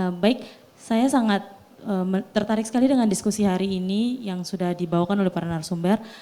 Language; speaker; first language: Indonesian; native; Indonesian